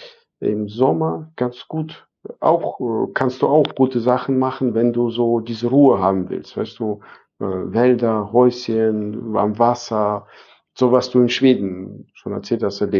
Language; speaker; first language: German; non-native, fluent; Arabic